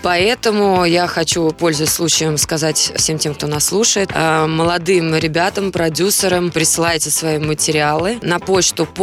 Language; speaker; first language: Russian; native; Russian